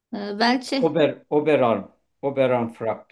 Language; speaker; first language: German; non-native, learner; Turkish